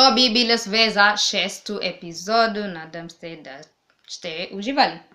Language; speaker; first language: Serbian; native; Serbian